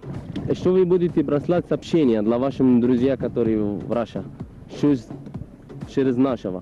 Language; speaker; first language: Russian; non-native, learner; Arabic